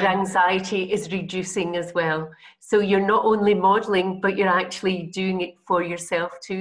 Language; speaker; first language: English; native; English